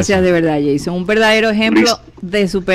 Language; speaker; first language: Spanish; native; Spanish